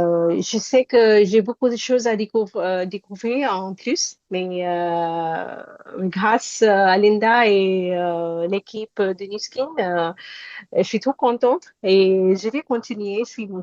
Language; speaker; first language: French; non-native, learner; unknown